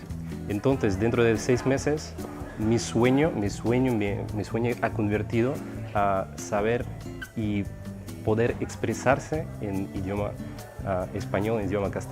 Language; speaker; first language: Spanish; non-native, fluent; Russian